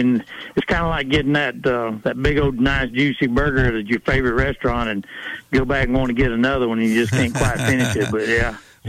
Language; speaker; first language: English; native; English